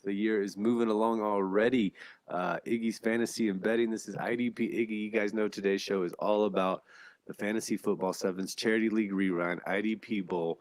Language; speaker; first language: English; native; English